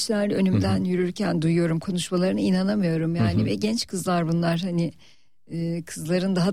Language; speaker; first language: Turkish; native; Turkish